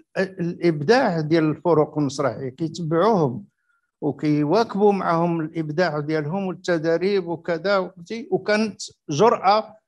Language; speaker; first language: Arabic; native; Arabic